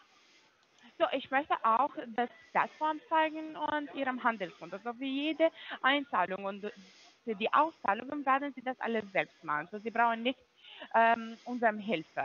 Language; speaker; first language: German; non-native, fluent; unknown